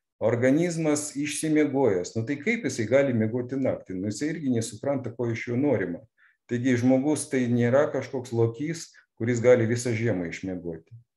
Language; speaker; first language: Lithuanian; non-native, local second language; Russian